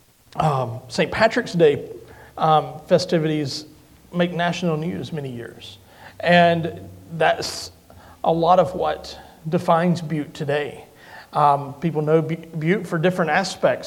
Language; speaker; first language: English; native; English